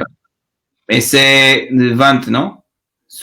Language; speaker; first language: French; non-native, learner; Portuguese